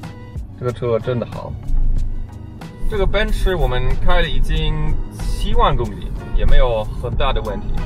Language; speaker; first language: Chinese; non-native, fluent; German